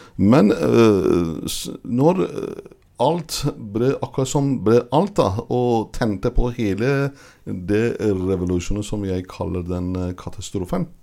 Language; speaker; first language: Norwegian; non-native, fluent; Persian